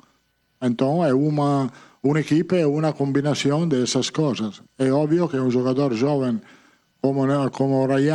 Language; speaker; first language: Portuguese; non-native, fluent; Italian